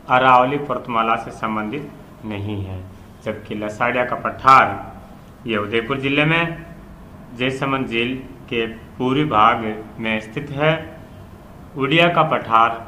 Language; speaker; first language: Hindi; native; Hindi